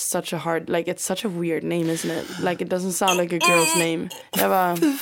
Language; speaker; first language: English; non-native, fluent; Swedish